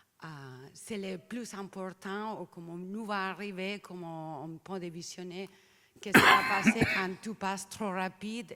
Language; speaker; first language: French; non-native, learner; Spanish